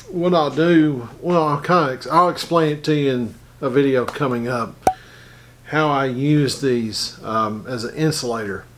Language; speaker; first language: English; native; English